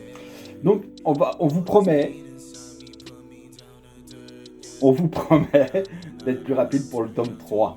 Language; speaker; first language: French; native; French